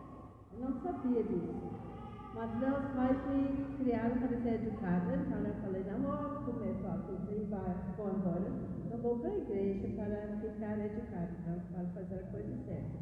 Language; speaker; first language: Portuguese; non-native, fluent; English